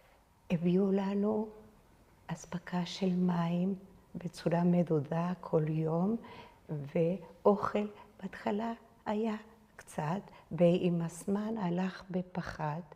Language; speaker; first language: Hebrew; non-native, fluent; Spanish